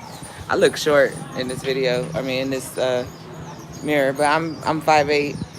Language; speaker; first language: English; native; English